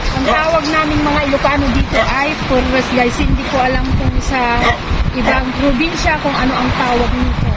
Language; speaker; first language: Filipino; non-native, local second language; Iloko